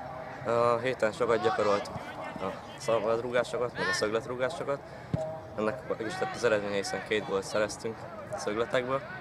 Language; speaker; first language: Hungarian; native; Hungarian